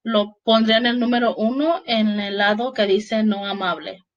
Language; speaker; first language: Spanish; early bilingual, heritage; Spanish